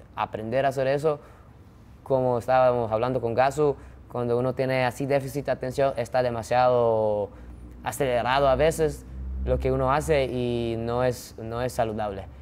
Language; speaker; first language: Spanish; non-native, fluent; Japanese